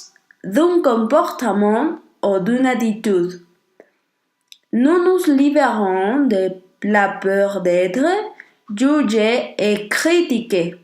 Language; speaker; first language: French; non-native, learner; Spanish